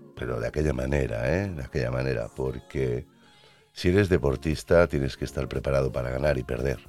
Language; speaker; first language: Spanish; native; Spanish